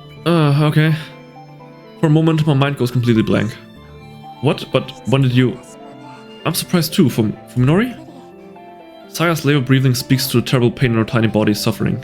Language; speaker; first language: English; native; English